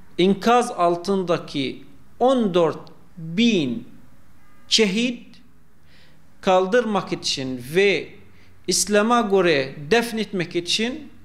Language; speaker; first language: Turkish; non-native, fluent; Arabic